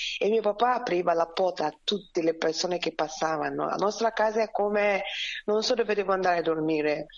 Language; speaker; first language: Italian; non-native, fluent; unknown